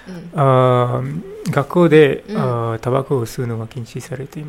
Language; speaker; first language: Japanese; non-native, learner; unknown